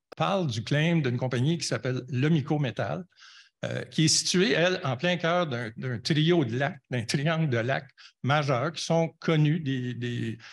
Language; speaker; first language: French; native; French